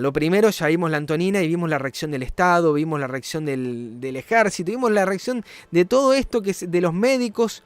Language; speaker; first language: Spanish; native; Spanish